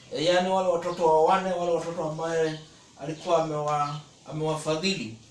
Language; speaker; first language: Swahili; non-native, local second language; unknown